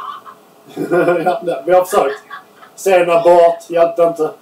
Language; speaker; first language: Swedish; native; Swedish